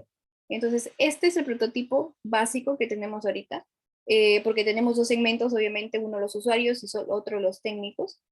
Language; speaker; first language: Spanish; native; Spanish